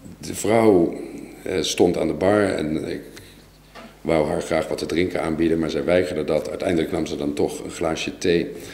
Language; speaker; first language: Dutch; native; Dutch